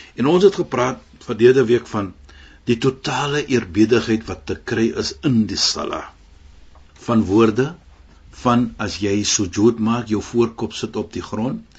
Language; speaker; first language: Afrikaans; non-native, fluent; Arabic